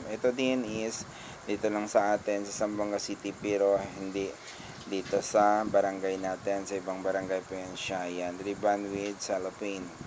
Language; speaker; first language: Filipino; non-native, local second language; Cebuano